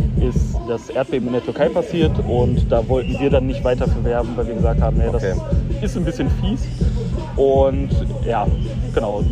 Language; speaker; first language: German; native; German